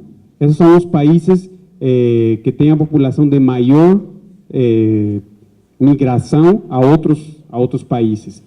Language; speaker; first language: Portuguese; non-native, fluent; Spanish